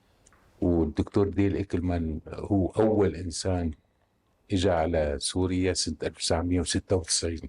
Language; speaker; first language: Arabic; native; Arabic